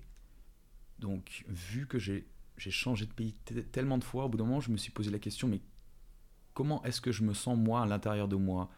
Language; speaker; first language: French; early bilingual, other home language; Dutch